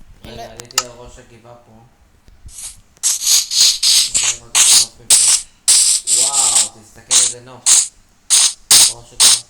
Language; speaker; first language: Hebrew; native; Hebrew